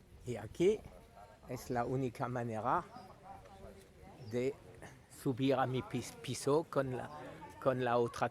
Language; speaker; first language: Spanish; non-native, learner; French